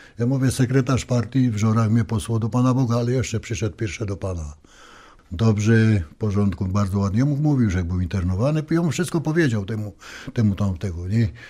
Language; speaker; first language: Polish; native; Polish